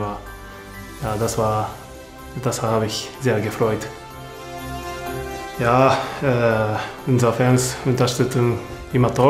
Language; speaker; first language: German; non-native, learner; Japanese